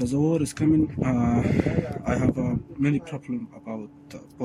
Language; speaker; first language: English; non-native, learner; Arabic